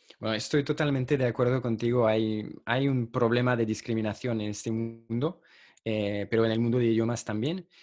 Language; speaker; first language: Spanish; non-native, fluent; French